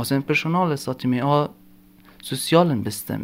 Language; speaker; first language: Swedish; non-native, learner; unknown